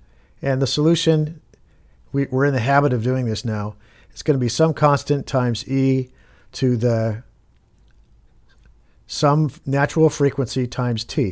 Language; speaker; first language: English; native; English